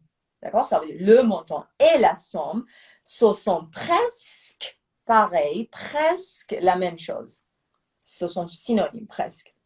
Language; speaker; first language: French; non-native, fluent; Persian